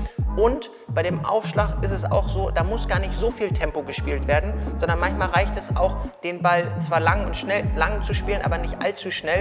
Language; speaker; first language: German; native; German